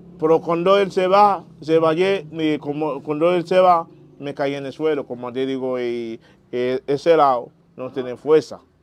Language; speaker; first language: Spanish; non-native, learner; Haitian Creole